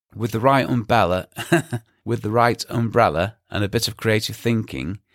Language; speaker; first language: English; native; English